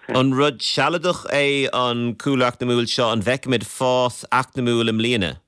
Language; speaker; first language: Irish; native; Irish